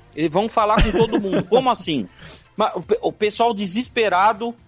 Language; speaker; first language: Portuguese; native; Portuguese